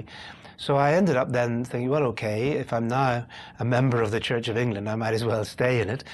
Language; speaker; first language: English; native; English